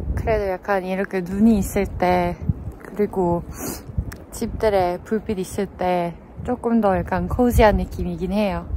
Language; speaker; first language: Korean; non-native, fluent; Norwegian